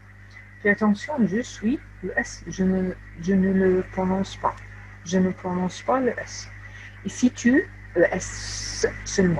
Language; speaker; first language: French; non-native, fluent; Arabic